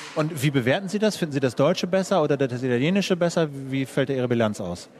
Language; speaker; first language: German; native; German